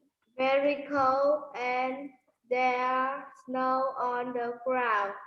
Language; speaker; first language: English; non-native, learner; Vietnamese